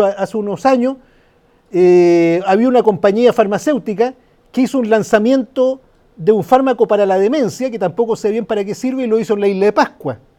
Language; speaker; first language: Spanish; native; Spanish